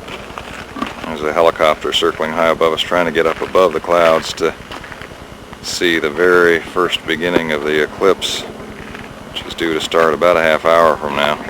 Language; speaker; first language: English; native; English